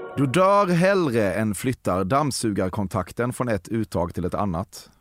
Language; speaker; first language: Swedish; native; Swedish